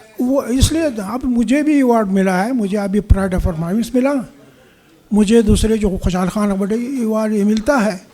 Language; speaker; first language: Urdu; non-native, local second language; Pashto